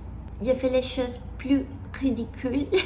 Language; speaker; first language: French; non-native, learner; Spanish